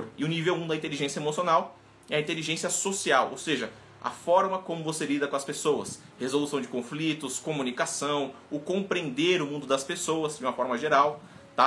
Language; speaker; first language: Portuguese; native; Portuguese